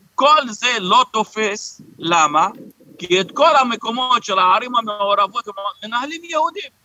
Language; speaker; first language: Hebrew; non-native, local second language; Arabic